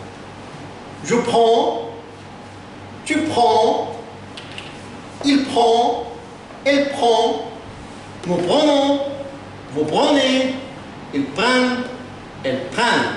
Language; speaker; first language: French; non-native, fluent; Arabic